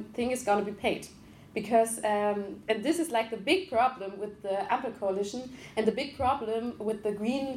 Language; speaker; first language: English; non-native, fluent; German